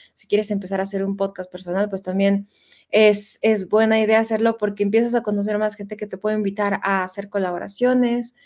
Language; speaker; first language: Spanish; native; Spanish